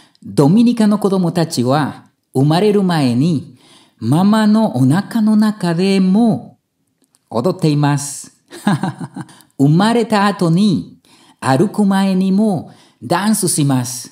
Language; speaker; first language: Japanese; non-native, fluent; Spanish